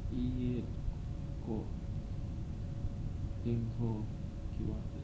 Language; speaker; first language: Japanese; non-native, learner; English